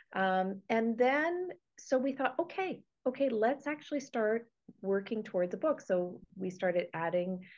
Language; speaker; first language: English; native; English